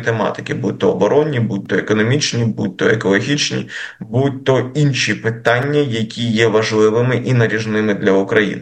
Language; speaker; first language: Ukrainian; native; Ukrainian